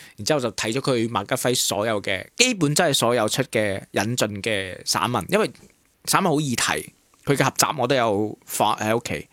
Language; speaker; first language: Cantonese; non-native, local second language; Min Nan Chinese